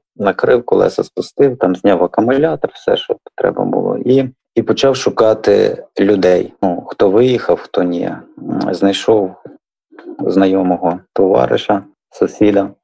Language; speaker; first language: Ukrainian; native; Ukrainian